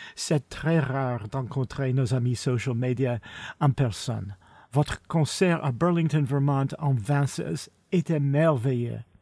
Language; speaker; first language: French; non-native, learner; English